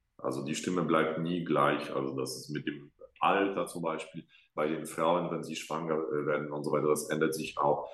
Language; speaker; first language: German; non-native, fluent; Polish